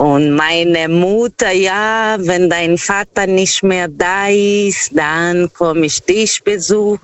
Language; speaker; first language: German; non-native, learner; Portuguese